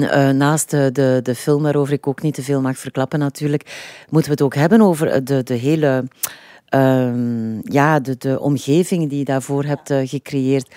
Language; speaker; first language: Dutch; native; Dutch